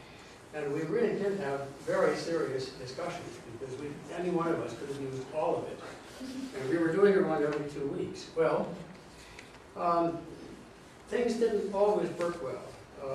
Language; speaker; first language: English; native; English